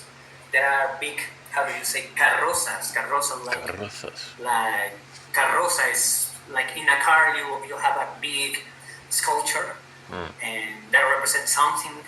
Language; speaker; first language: English; non-native, fluent; Spanish